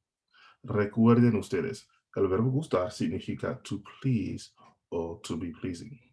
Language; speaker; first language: Spanish; non-native, fluent; English